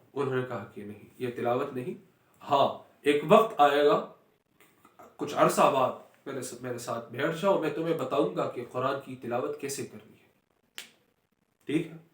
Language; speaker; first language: Urdu; non-native, local second language; Pashto